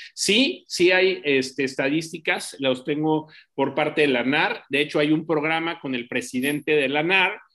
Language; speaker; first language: Spanish; native; Spanish